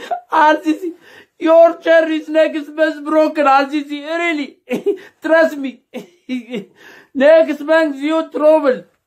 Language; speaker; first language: English; non-native, learner; Amharic